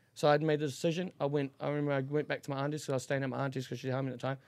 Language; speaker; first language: English; native; English